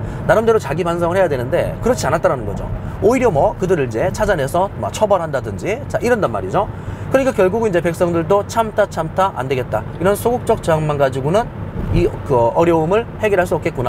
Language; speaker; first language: Korean; native; Korean